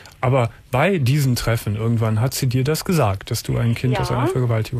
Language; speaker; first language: German; native; German